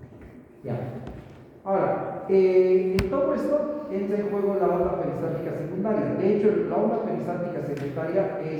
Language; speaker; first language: Spanish; native; Spanish